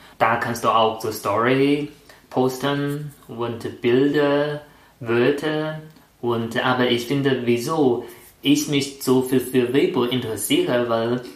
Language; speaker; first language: German; non-native, fluent; Chinese